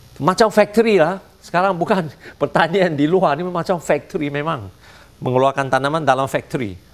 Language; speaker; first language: Malay; non-native, local second language; Chinese